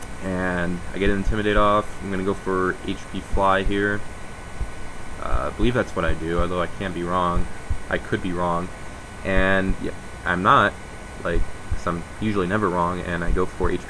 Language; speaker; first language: English; native; English